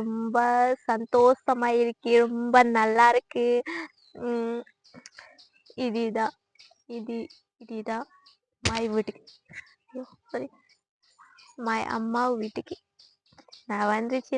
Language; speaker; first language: Tamil; non-native, learner; Bangla